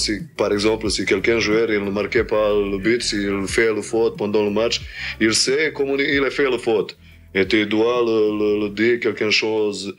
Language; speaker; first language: French; non-native, learner; Serbian